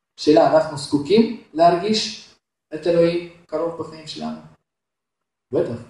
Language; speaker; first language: Hebrew; non-native, fluent; Russian